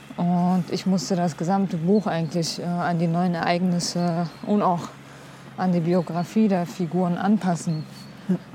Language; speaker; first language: German; early bilingual, other home language; Kurdish